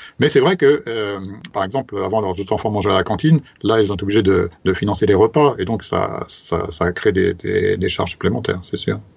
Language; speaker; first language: French; native; French